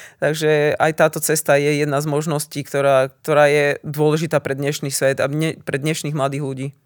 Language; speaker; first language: Slovak; native; Slovak